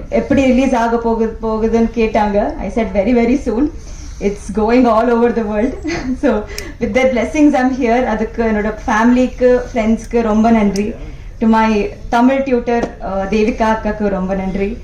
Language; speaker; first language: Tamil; non-native, learner; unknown